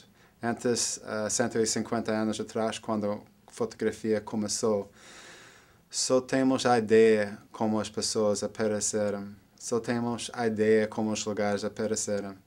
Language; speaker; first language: Portuguese; non-native, fluent; English